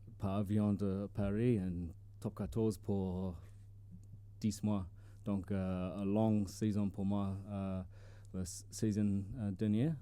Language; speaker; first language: French; non-native, learner; English